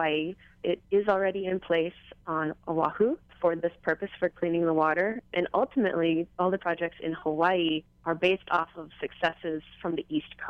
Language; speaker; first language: English; native; English